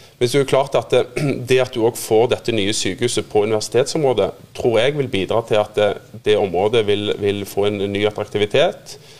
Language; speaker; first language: Norwegian; native; Norwegian